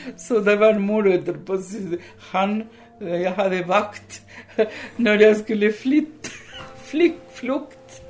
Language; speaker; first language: Norwegian; early bilingual, other home language; Spanish